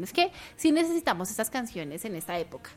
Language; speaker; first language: Spanish; native; Spanish